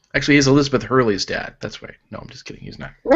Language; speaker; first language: English; native; English